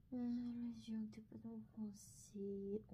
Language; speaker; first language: French; non-native, learner; Korean